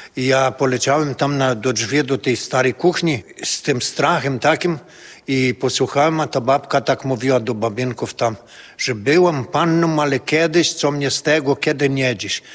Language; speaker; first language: Polish; early bilingual, heritage; Polish